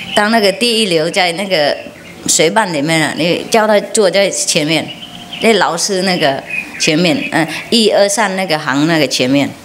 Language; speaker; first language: Chinese; non-native, fluent; Vietnamese